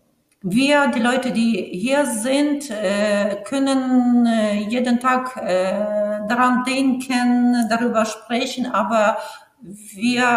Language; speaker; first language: German; non-native, fluent; Ukrainian